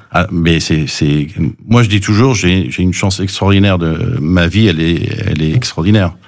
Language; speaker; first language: French; early bilingual, other home language; English